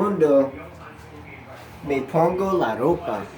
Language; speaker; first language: Spanish; non-native, learner; English